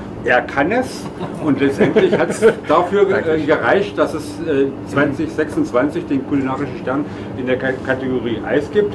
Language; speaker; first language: German; native; German